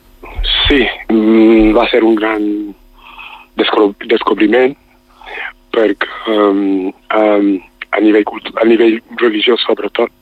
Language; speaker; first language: Catalan; non-native, fluent; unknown